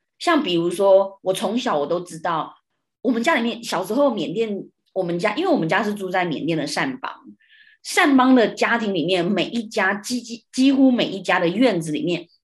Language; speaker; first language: Chinese; early bilingual, heritage; Chinese